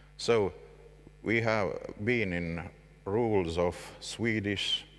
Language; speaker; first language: English; non-native, fluent; Estonian